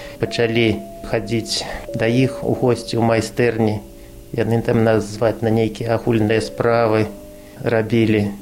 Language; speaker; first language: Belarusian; non-native, local second language; Russian